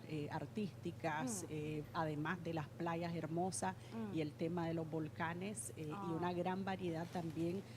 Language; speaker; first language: Spanish; native; Spanish